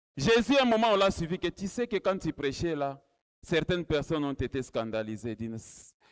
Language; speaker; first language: French; non-native, local second language; Swahili